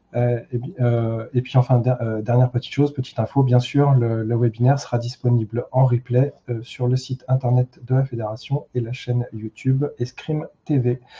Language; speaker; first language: French; native; French